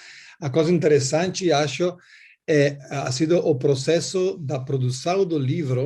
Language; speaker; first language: Portuguese; non-native, learner; Italian